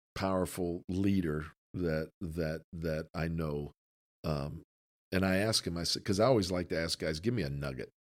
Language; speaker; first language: English; native; English